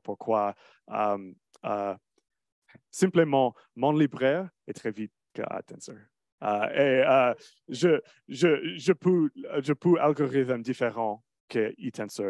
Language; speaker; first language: French; non-native, learner; English